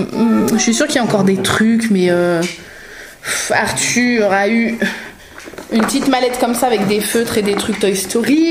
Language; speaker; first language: French; native; French